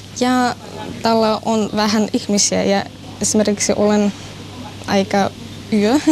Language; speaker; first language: Finnish; non-native, learner; Russian